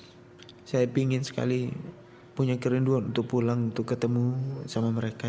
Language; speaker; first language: Indonesian; non-native, local second language; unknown